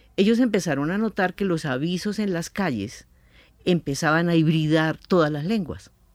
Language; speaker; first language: Spanish; native; Spanish